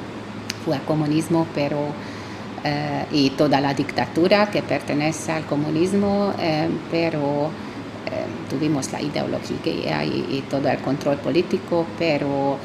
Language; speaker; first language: Spanish; non-native, fluent; Hungarian